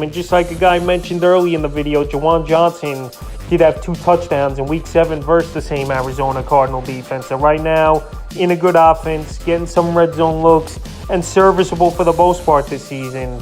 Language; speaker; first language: English; native; English